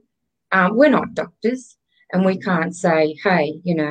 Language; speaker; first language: English; native; English